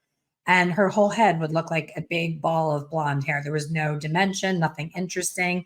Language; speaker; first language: English; native; English